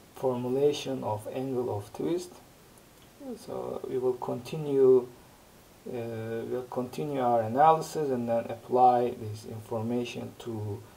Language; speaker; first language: English; non-native, fluent; Turkish